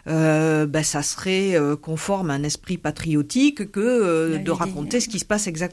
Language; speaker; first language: French; native; French